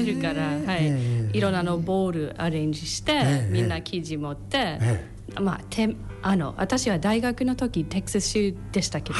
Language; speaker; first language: Japanese; non-native, learner; English